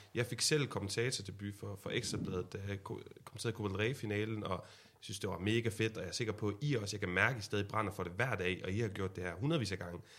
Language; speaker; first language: Danish; native; Danish